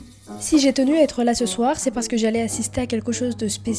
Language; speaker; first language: French; native; French